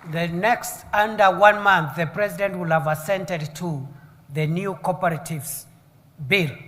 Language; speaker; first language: English; non-native, local second language; Swahili